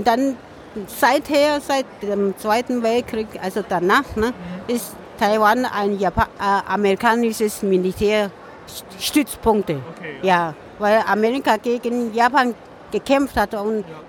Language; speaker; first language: German; non-native, learner; Min Nan Chinese